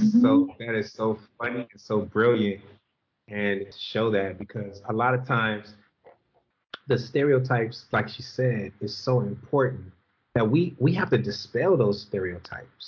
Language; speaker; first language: English; native; English